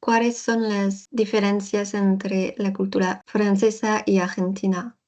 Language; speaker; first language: Spanish; non-native, learner; French